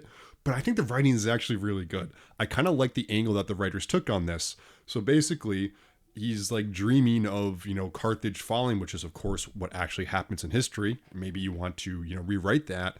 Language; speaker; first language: English; native; English